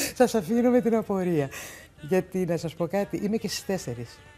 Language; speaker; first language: Greek; native; Greek